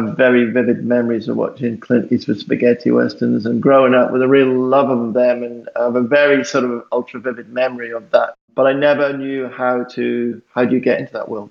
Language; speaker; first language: English; native; English